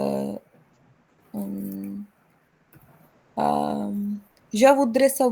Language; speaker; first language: French; non-native, learner; Hindi